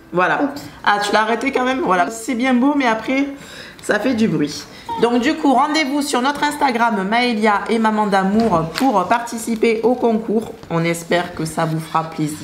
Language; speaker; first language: French; native; French